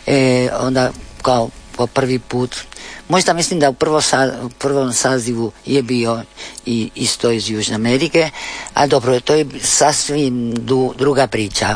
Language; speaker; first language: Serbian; early bilingual, heritage; Spanish